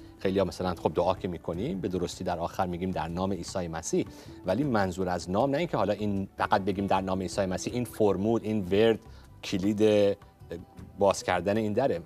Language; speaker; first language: Persian; native; Persian